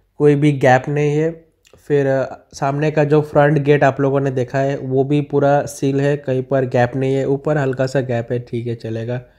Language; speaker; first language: Hindi; non-native, local second language; Bangla